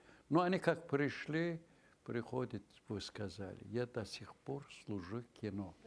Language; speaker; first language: Russian; non-native, local second language; Azerbaijani